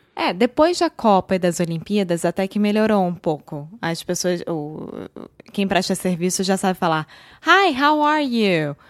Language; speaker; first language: Portuguese; native; Portuguese